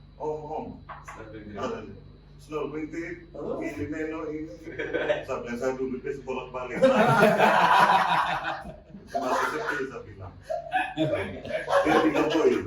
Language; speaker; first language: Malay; non-native, local second language; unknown